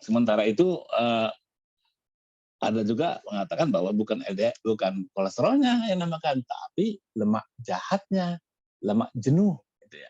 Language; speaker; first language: Malay; native; Malay